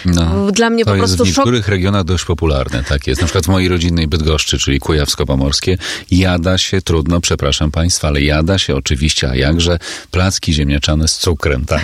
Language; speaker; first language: Polish; native; Polish